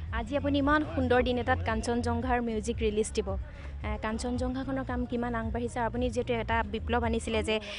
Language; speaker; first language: Assamese; native; Assamese